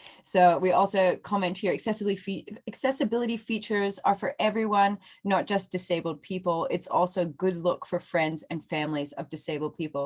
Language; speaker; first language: English; native; English